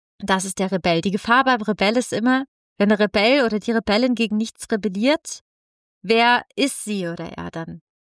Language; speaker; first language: German; non-native, fluent; Italian